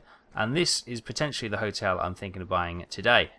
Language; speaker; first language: English; native; English